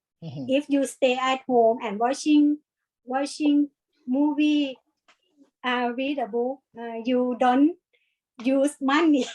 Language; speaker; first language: English; non-native, learner; Thai